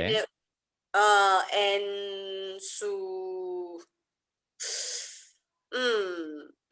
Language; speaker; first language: Spanish; non-native, learner; English